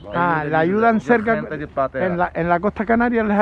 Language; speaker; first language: Spanish; native; Spanish